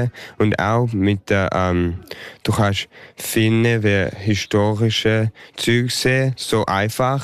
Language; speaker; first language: German; early bilingual, heritage; English